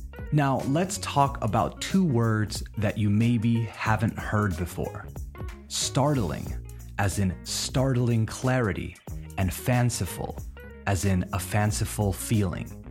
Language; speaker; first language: English; native; English